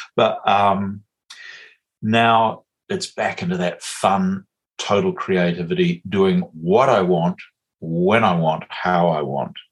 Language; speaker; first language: English; native; English